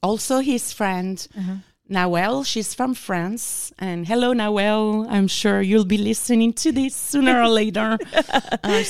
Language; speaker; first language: English; non-native, fluent; French